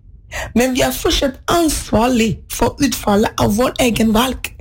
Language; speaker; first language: Norwegian; non-native, fluent; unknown